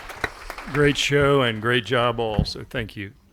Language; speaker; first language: English; native; English